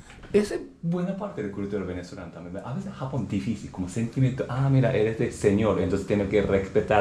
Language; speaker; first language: Spanish; non-native, learner; Japanese